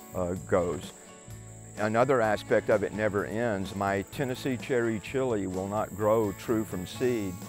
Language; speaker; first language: English; native; English